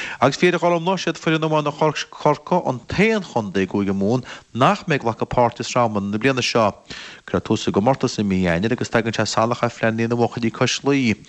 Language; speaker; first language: Irish; native; Irish